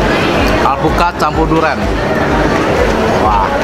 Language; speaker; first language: Indonesian; native; Indonesian